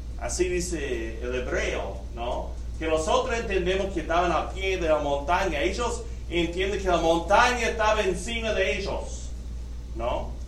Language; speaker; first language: Spanish; non-native, fluent; English